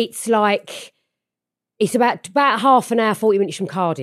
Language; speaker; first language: English; native; English